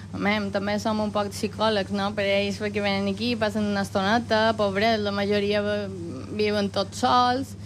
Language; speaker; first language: Catalan; non-native, local second language; Spanish